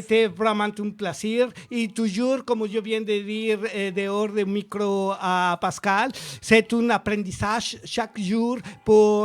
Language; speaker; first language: French; non-native, learner; Spanish